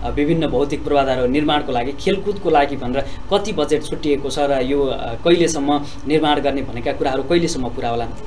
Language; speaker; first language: Nepali; native; Nepali